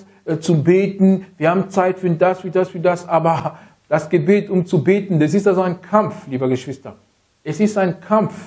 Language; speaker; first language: German; non-native, fluent; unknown